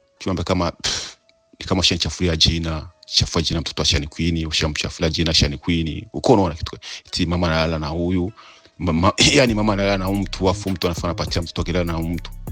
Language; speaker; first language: Swahili; non-native, local second language; Rundi